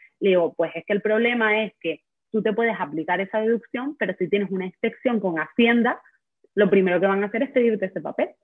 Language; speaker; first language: Spanish; native; Spanish